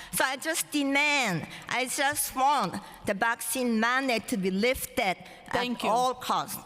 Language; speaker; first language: English; non-native, fluent; Japanese